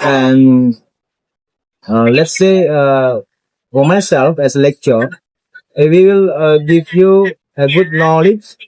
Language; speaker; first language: English; non-native, fluent; Indonesian